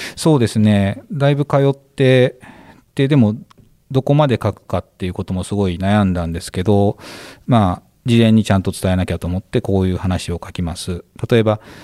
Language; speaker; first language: Japanese; native; Japanese